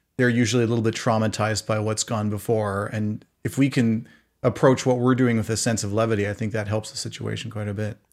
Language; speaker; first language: English; native; English